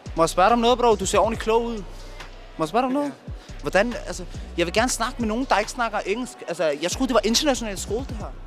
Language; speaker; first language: Danish; early bilingual, other home language; Turkish